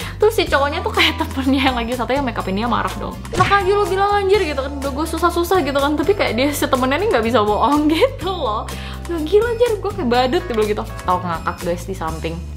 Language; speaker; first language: Indonesian; early bilingual, other home language; Korean